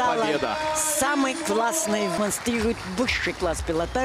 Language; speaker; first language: Russian; native; Russian